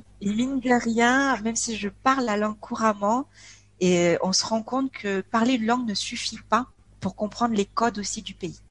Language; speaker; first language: French; native; French